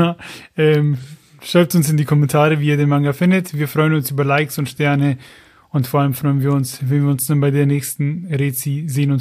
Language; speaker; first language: German; native; German